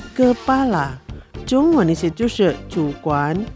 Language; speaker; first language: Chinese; non-native, fluent; Indonesian